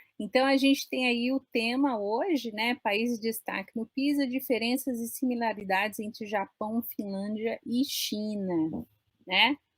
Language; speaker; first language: Portuguese; native; Portuguese